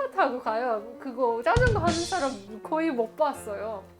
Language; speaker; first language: Korean; non-native, learner; Azerbaijani